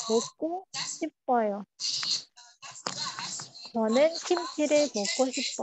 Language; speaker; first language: Korean; non-native, fluent; Indonesian